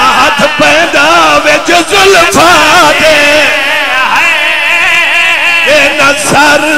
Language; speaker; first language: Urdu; non-native, local second language; Saraiki